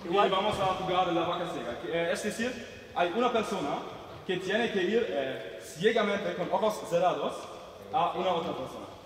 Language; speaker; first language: Spanish; non-native, learner; German